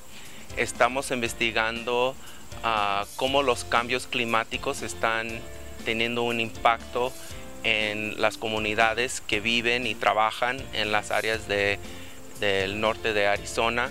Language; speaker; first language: Spanish; early bilingual, heritage; Spanish